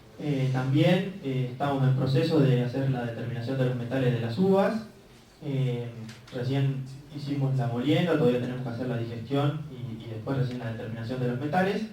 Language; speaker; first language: Spanish; native; Spanish